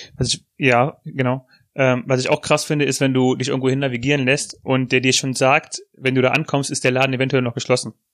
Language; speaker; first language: German; native; German